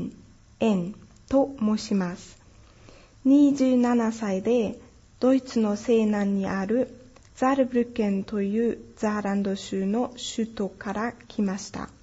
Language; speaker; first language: Japanese; non-native, fluent; German